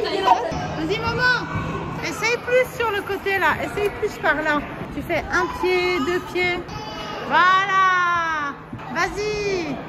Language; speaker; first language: French; native; French